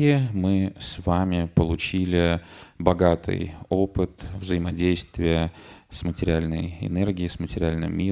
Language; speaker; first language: Russian; native; Russian